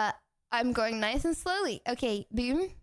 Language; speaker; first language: English; native; English